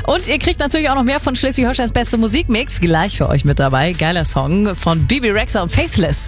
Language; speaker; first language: German; native; German